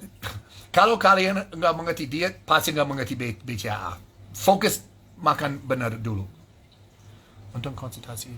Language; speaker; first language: Indonesian; non-native, fluent; English